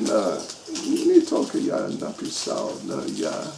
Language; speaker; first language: Russian; non-native, learner; English